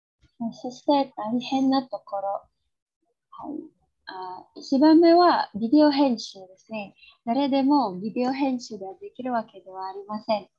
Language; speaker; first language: Japanese; non-native, fluent; Indonesian